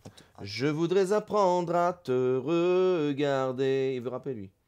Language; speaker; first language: French; native; French